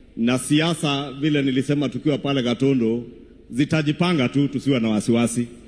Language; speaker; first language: Swahili; non-native, local second language; Kikuyu